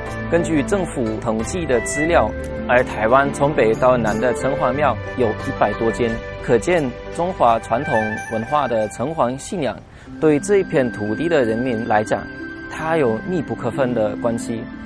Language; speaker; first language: Chinese; non-native, fluent; German